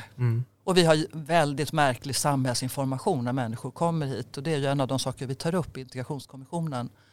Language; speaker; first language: Swedish; native; Swedish